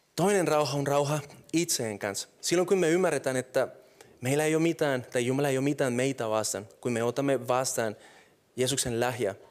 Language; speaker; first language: Finnish; non-native, fluent; Spanish